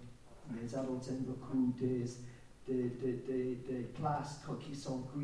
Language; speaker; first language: French; non-native, learner; English